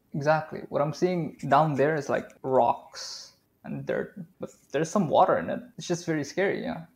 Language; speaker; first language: English; non-native, fluent; Indonesian